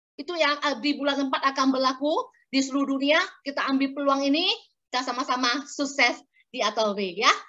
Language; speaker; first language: Indonesian; native; Indonesian